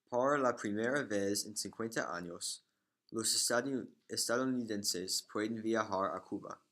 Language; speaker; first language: Spanish; non-native, learner; English